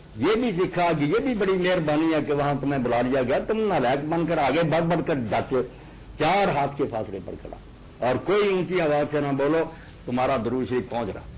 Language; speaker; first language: Urdu; non-native, local second language; Punjabi